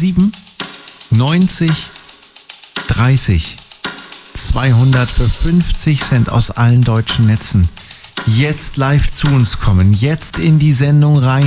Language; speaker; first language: German; native; German